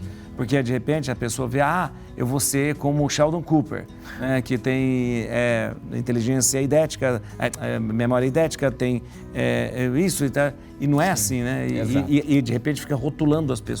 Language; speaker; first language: Portuguese; native; Portuguese